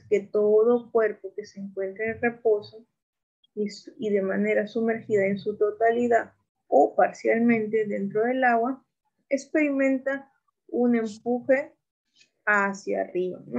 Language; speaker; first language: Spanish; native; Spanish